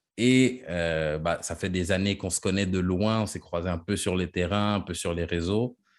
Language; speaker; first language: French; native; French